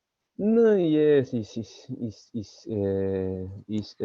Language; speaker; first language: English; non-native, learner; Spanish